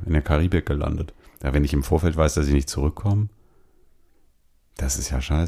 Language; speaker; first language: German; native; German